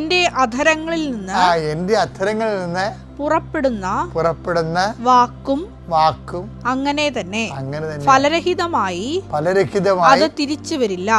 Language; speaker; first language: Malayalam; native; Malayalam